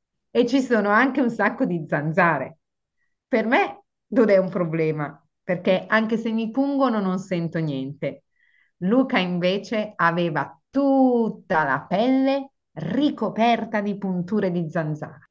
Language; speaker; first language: Italian; native; Italian